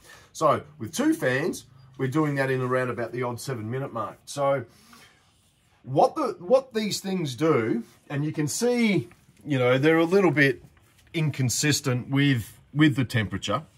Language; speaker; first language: English; native; English